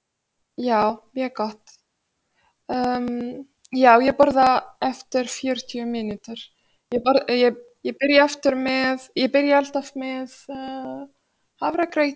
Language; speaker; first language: Icelandic; non-native, fluent; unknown